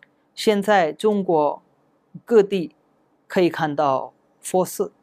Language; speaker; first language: Chinese; non-native, fluent; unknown